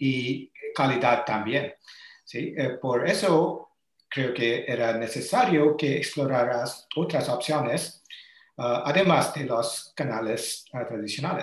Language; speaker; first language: Spanish; non-native, learner; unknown